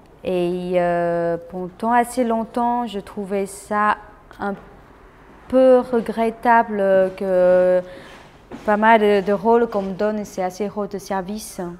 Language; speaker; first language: French; non-native, fluent; Chinese